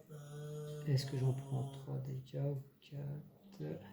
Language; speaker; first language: French; native; French